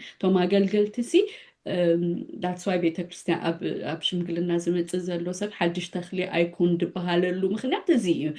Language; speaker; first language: Tigrinya; native; Tigrinya